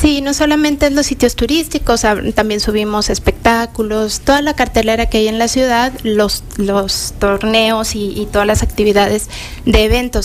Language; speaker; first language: Spanish; native; Spanish